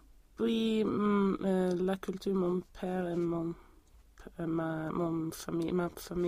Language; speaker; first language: French; non-native, learner; Swedish